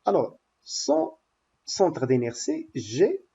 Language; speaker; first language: French; non-native, local second language; Arabic